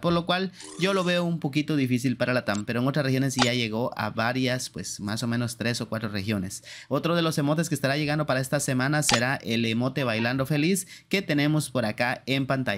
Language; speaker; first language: Spanish; native; Spanish